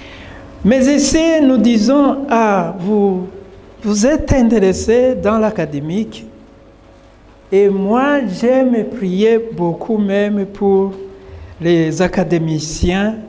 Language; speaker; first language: French; non-native, local second language; Rundi